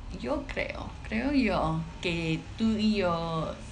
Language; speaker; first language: Spanish; non-native, learner; English